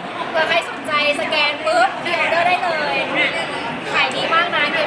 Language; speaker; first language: Thai; native; Thai